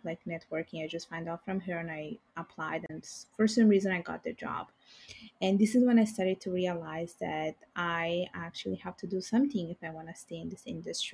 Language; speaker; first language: English; non-native, fluent; Bangla